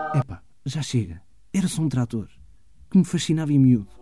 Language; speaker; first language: Portuguese; early bilingual, heritage; German